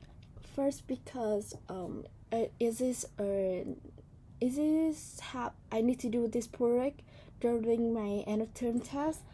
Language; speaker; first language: English; non-native, learner; Vietnamese